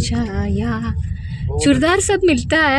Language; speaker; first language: Hindi; non-native, local second language; Malayalam